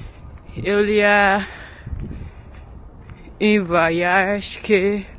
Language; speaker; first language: French; non-native, learner; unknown